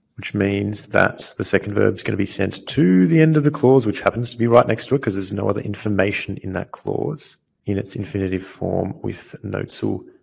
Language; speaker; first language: English; native; English